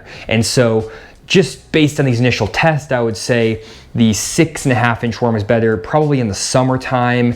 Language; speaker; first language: English; native; English